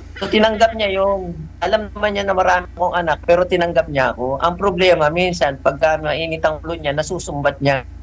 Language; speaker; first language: Filipino; native; Filipino